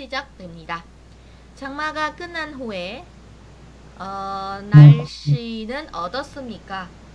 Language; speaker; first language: Korean; non-native, fluent; Vietnamese